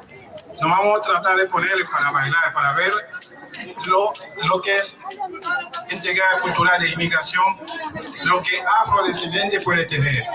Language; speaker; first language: Spanish; non-native, fluent; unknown